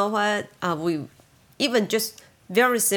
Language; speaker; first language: English; non-native, learner; Chinese